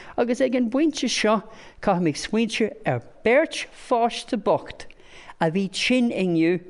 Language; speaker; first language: Irish; non-native, local second language; English